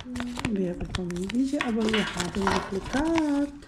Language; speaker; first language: German; early bilingual, heritage; Bosnian